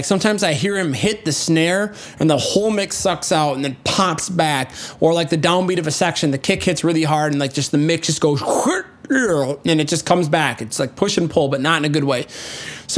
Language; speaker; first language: English; native; English